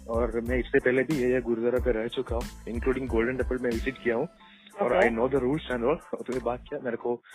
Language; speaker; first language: Hindi; non-native, local second language; Malayalam